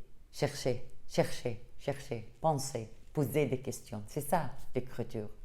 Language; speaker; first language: French; non-native, fluent; Arabic